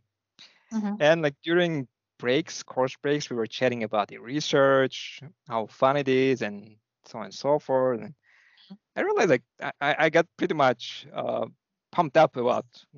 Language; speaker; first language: English; non-native, fluent; Turkish